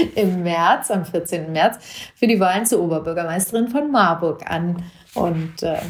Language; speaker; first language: German; native; German